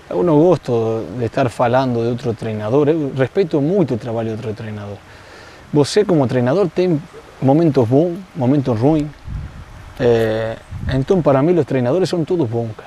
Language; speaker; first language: Portuguese; non-native, fluent; Spanish